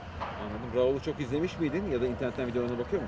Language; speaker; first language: Turkish; native; Turkish